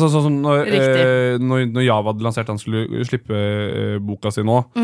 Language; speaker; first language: Norwegian; native; Norwegian